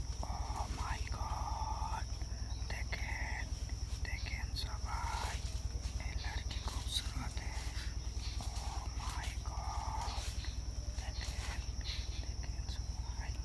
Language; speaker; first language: Hindi; non-native, learner; Bangla